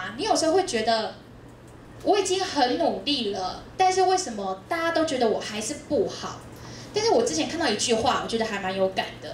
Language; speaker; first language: Chinese; native; Chinese